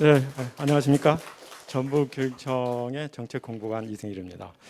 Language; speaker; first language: Korean; native; Korean